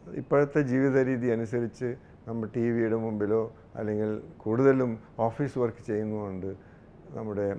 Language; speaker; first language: Malayalam; native; Malayalam